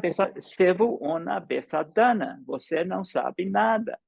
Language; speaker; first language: Portuguese; early bilingual, other home language; English